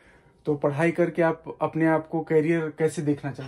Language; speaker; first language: Hindi; native; Hindi